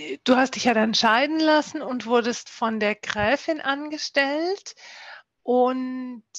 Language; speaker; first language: German; native; German